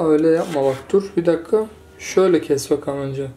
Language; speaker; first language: Turkish; native; Turkish